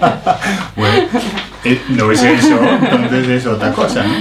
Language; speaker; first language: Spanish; non-native, fluent; English